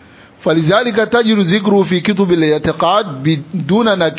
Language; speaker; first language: Arabic; non-native, fluent; French